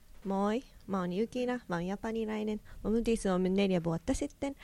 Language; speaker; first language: Finnish; non-native, learner; Japanese